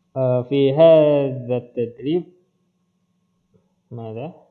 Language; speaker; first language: Arabic; non-native, fluent; Indonesian